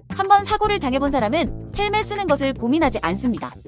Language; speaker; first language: Korean; native; Korean